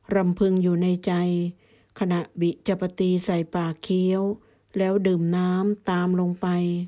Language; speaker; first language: Thai; native; Thai